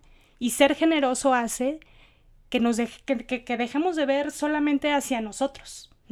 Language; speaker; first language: Spanish; native; Spanish